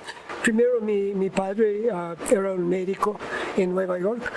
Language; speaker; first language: Spanish; non-native, learner; English